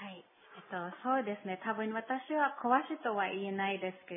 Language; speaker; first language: Japanese; non-native, learner; Filipino